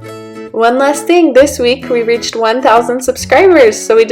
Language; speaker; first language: English; native; English